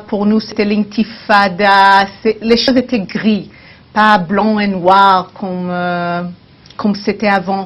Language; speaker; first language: French; non-native, learner; Hebrew